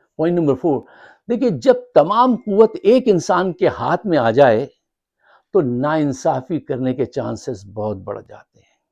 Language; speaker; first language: Urdu; native; Urdu